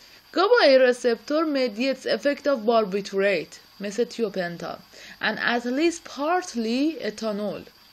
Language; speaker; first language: English; non-native, fluent; Persian